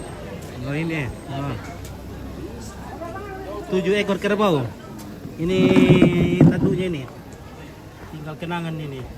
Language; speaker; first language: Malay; non-native, local second language; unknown